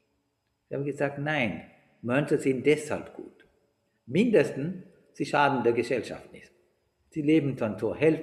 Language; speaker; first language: German; non-native, fluent; Sinhala